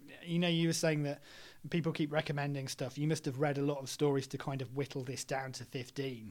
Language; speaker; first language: English; native; English